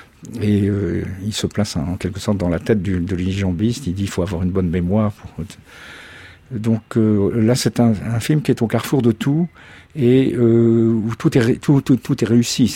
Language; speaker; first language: French; native; French